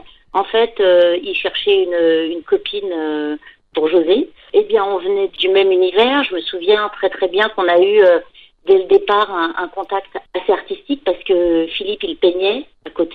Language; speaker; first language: French; native; French